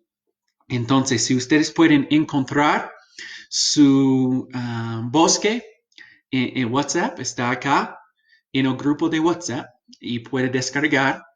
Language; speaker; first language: Spanish; non-native, fluent; English